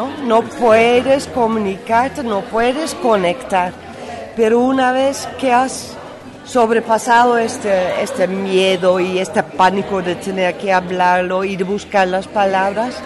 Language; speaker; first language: Spanish; non-native, fluent; Dutch